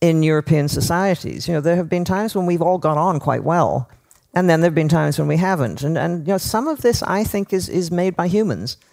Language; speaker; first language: English; native; English